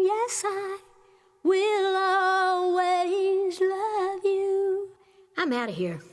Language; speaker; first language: English; native; English